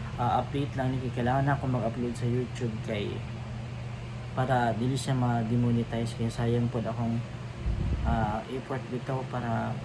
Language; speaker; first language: Cebuano; non-native, local second language; Filipino